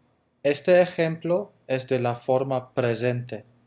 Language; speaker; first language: Spanish; non-native, fluent; German